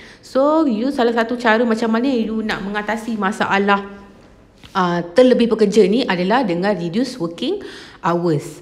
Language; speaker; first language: Malay; native; Malay